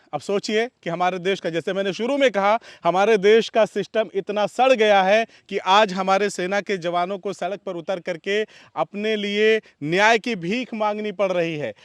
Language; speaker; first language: Hindi; native; Hindi